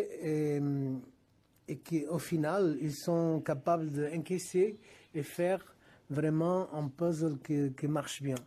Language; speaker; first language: French; non-native, fluent; Portuguese